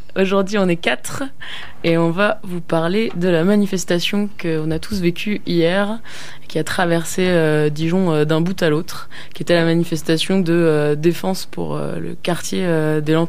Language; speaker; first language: French; native; French